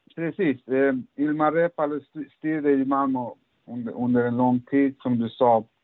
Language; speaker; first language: Swedish; early bilingual, other home language; Persian